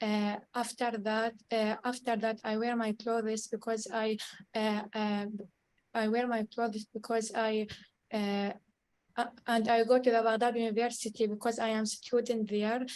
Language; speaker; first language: English; non-native, learner; Arabic